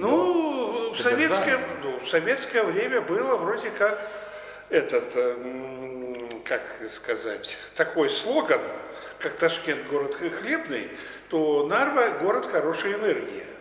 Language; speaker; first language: Russian; native; Russian